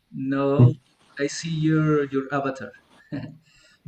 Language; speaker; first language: English; non-native, learner; Spanish